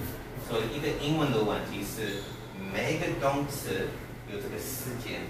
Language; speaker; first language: Chinese; non-native, learner; English